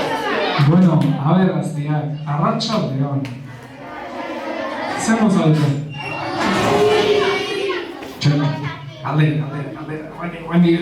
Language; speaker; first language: Basque; native; Basque